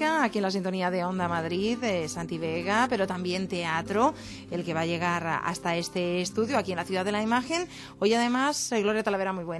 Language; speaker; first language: Spanish; native; Spanish